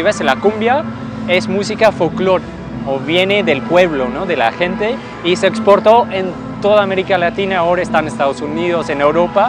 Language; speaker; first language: Spanish; non-native, fluent; English